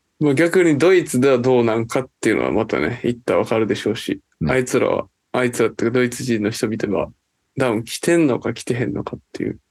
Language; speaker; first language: Japanese; native; Japanese